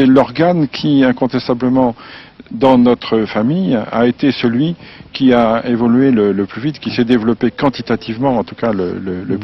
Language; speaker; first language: French; native; French